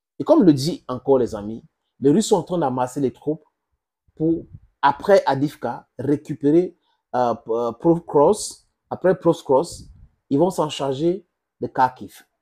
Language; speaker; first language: French; non-native, local second language; English